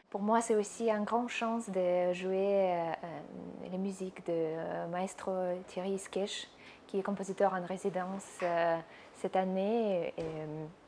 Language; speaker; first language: French; non-native, fluent; Russian